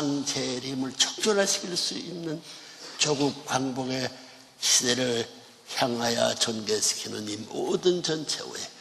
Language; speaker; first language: Korean; native; Korean